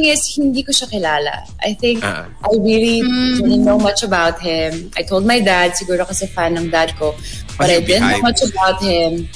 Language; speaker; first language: English; non-native, local second language; Filipino